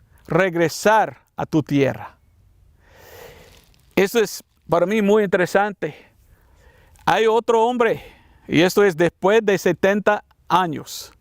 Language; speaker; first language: Spanish; non-native, fluent; English